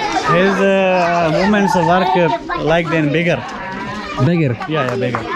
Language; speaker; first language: English; non-native, learner; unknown